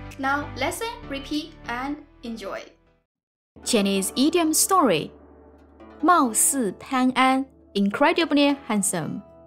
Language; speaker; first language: English; non-native, fluent; Chinese